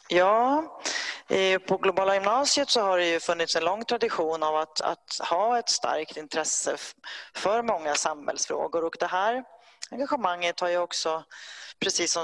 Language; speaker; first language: Swedish; native; Swedish